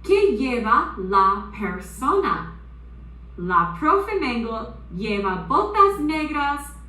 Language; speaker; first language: Spanish; non-native, fluent; English